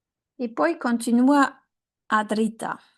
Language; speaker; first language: Italian; non-native, learner; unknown